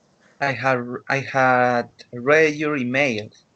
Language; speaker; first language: English; non-native, learner; Spanish